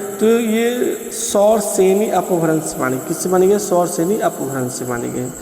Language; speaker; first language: Hindi; native; Hindi